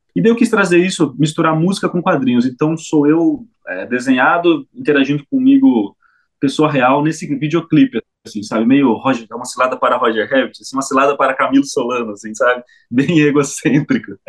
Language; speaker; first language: Portuguese; native; Portuguese